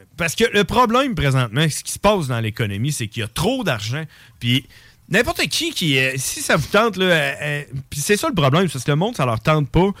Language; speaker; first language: French; native; French